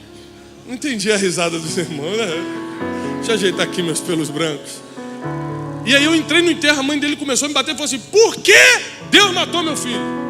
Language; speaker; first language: Portuguese; native; Portuguese